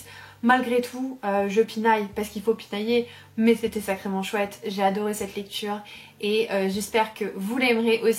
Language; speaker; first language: French; native; French